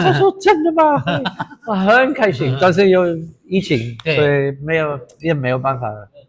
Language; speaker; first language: Chinese; non-native, fluent; English